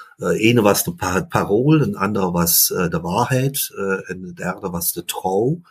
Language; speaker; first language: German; early bilingual, other home language; Dutch